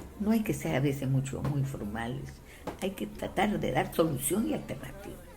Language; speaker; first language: Spanish; non-native, local second language; Quechua